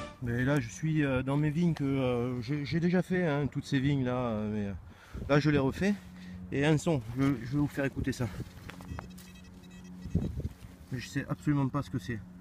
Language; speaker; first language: French; native; French